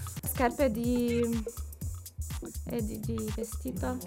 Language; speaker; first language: Italian; non-native, learner; Lithuanian